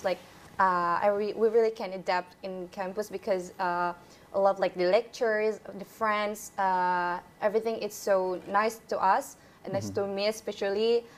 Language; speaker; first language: English; non-native, fluent; Indonesian